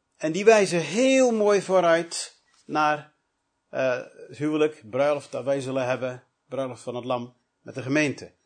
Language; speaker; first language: Dutch; early bilingual, other home language; English